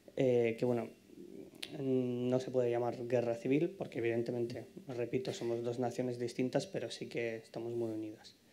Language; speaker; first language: Spanish; non-native, fluent; Ukrainian